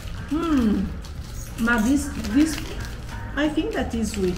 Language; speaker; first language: English; non-native, fluent; Italian